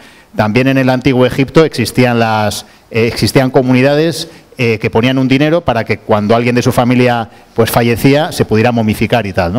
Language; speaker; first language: Spanish; native; Spanish